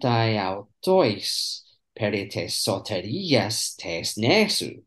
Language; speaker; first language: Greek; non-native, fluent; English